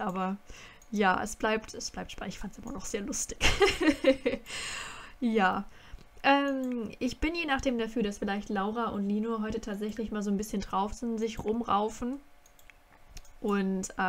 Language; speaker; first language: German; native; German